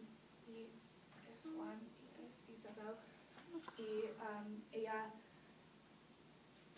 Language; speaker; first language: Spanish; non-native, learner; English